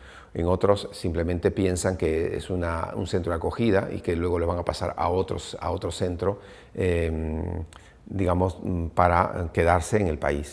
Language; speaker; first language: Spanish; native; Spanish